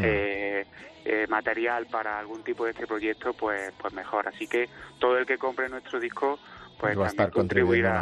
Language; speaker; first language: Spanish; native; Spanish